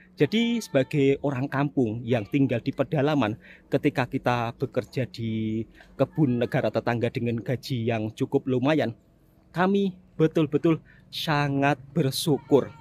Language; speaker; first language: Indonesian; native; Indonesian